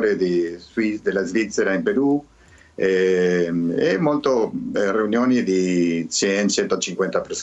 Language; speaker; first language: Italian; early bilingual, heritage; Spanish